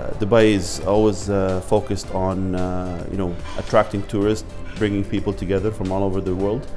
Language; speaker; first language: English; non-native, fluent; Arabic